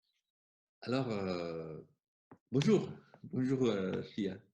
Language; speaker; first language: French; non-native, fluent; Italian